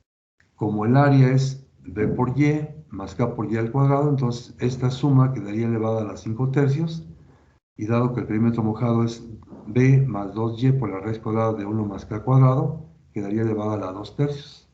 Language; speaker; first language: Spanish; native; Spanish